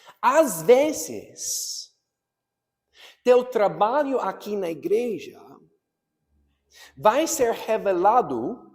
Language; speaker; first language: Portuguese; non-native, fluent; English